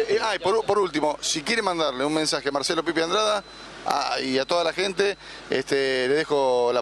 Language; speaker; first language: Spanish; native; Spanish